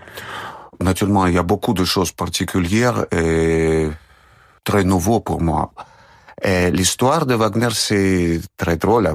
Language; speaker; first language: French; non-native, fluent; Russian